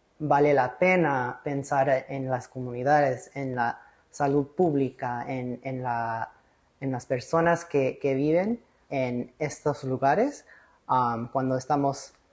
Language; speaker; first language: Spanish; early bilingual, heritage; English